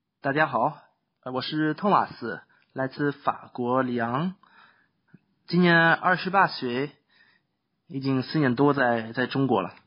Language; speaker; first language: Chinese; non-native, fluent; French